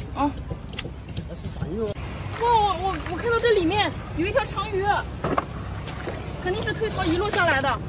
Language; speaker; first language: Chinese; native; Chinese